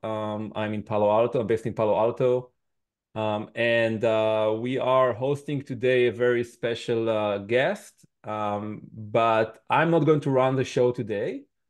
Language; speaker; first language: English; non-native, fluent; Hebrew